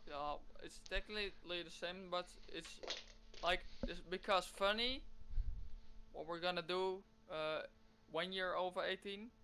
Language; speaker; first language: English; non-native, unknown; Dutch